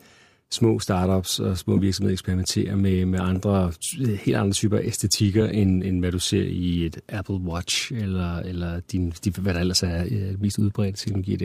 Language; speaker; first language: Danish; native; Danish